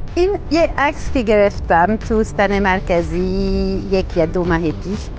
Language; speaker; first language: Persian; non-native, learner; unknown